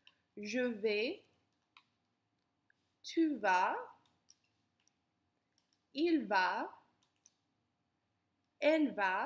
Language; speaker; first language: French; non-native, learner; English